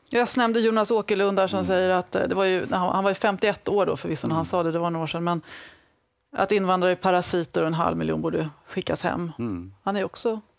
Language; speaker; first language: Swedish; native; Swedish